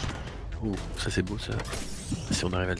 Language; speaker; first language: French; native; French